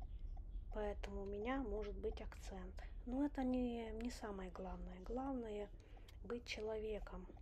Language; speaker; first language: Russian; non-native, local second language; Romanian